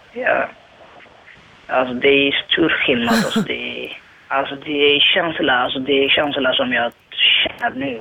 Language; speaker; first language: Swedish; non-native, learner; Somali